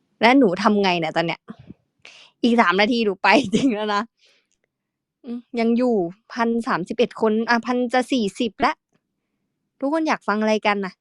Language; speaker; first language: Thai; native; Thai